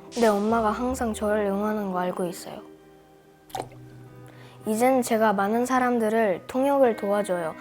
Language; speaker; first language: Korean; early bilingual, other home language; Russian